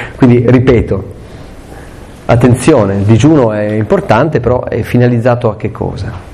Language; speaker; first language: Italian; non-native, local second language; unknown